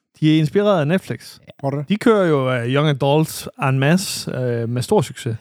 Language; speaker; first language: Danish; native; Danish